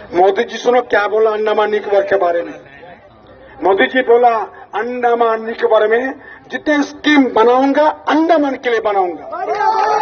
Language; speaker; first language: Hindi; non-native, local second language; Bangla